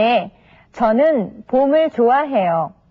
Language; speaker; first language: Korean; non-native, learner; Vietnamese